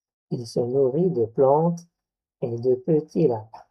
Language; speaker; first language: French; non-native, local second language; Arabic